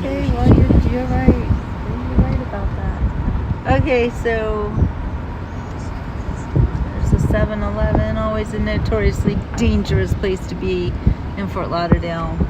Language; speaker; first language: English; native; English